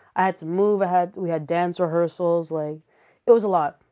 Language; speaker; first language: English; native; English